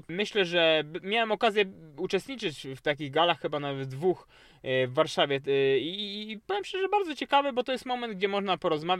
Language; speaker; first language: Polish; native; Polish